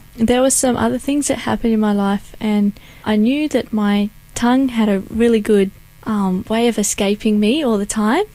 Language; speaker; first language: English; native; English